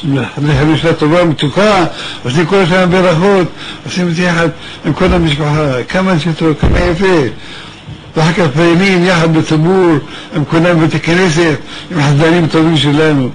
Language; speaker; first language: Hebrew; early bilingual, other home language; Arabic